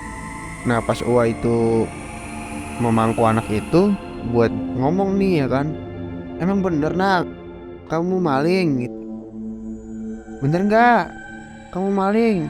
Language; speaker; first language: Indonesian; native; Indonesian